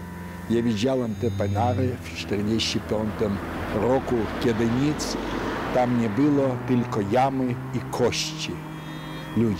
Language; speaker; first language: Polish; non-native, local second language; Yiddish